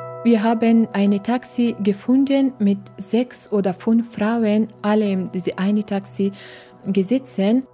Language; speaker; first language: German; non-native, learner; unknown